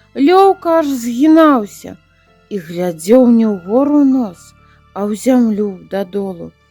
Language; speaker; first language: Belarusian; native; Belarusian